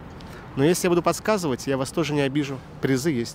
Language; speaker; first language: Russian; native; Russian